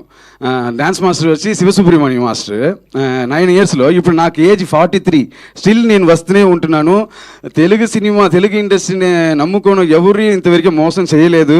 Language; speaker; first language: Telugu; early bilingual, other home language; Tamil